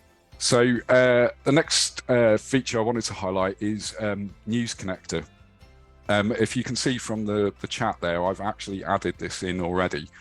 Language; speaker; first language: English; native; English